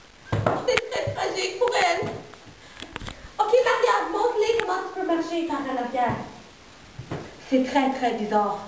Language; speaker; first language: French; non-native, local second language; English